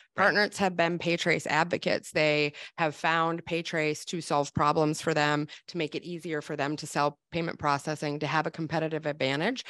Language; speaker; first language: English; native; English